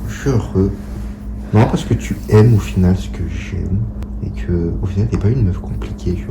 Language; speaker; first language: French; native; French